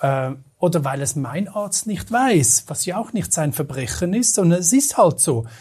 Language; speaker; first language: German; native; German